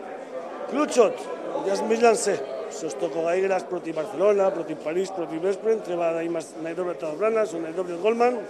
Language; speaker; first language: Macedonian; non-native, learner; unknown